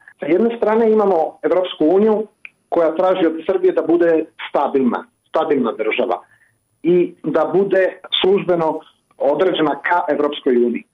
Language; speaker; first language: Croatian; non-native, fluent; Italian